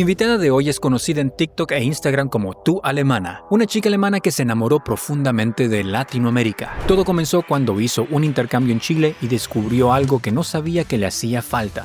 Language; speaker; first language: Spanish; native; Spanish